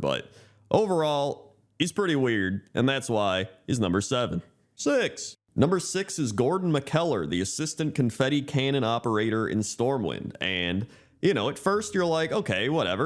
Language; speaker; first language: English; native; English